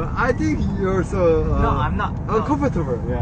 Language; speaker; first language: English; non-native, learner; Korean